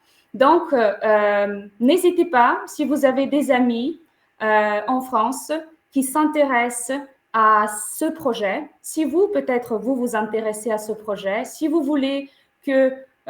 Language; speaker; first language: French; non-native, fluent; Ukrainian